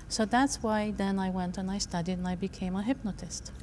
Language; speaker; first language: English; non-native, fluent; Romanian